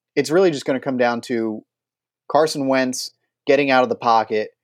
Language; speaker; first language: English; native; English